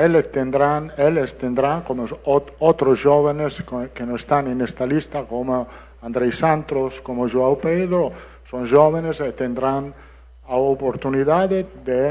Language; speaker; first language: Portuguese; non-native, learner; Italian